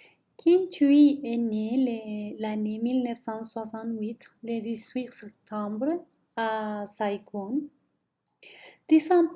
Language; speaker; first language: French; non-native, learner; Spanish